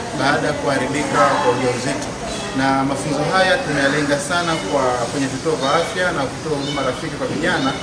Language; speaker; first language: Swahili; native; Swahili